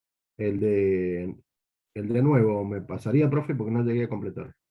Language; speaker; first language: Spanish; native; Spanish